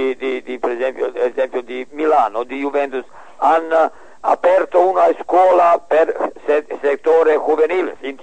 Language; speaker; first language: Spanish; non-native, learner; Serbian